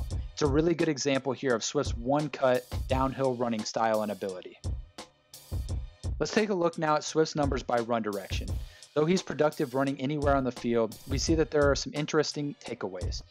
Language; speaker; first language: English; native; English